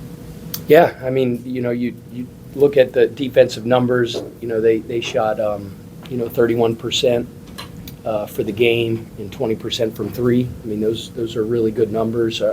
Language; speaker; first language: English; native; English